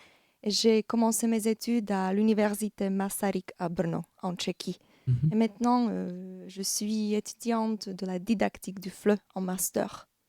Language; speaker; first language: French; non-native, fluent; Slovak